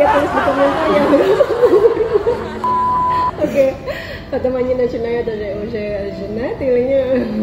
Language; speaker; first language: Russian; non-native, fluent; Indonesian